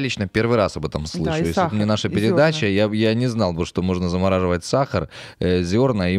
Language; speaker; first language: Russian; native; Russian